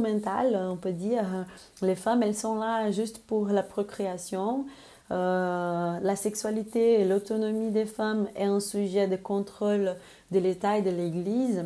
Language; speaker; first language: French; non-native, fluent; Spanish